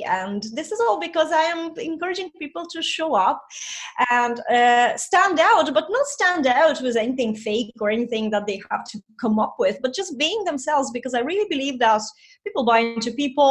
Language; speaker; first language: English; non-native, fluent; Russian